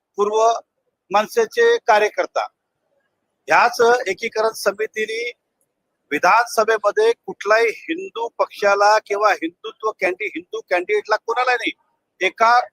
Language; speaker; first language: Marathi; non-native, local second language; Hindi